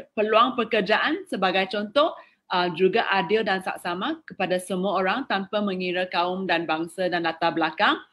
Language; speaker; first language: Malay; non-native, local second language; English